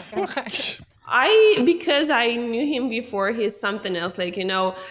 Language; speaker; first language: English; non-native, learner; Russian